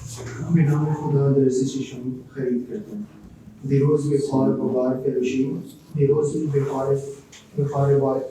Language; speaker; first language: Persian; non-native, learner; Urdu